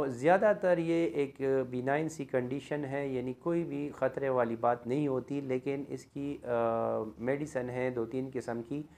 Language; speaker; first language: Urdu; non-native, local second language; Pashto